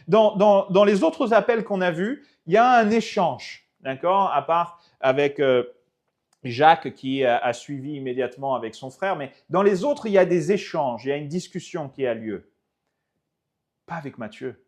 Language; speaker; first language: French; native; French